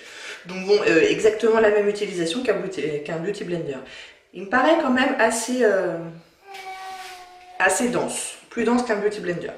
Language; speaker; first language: French; native; French